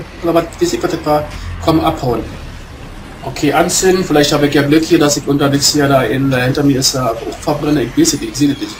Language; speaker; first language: German; native; German